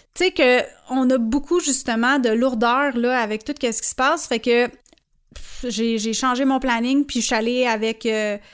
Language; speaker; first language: French; native; French